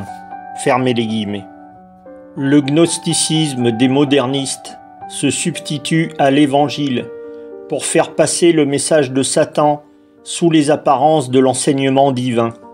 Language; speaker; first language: French; native; French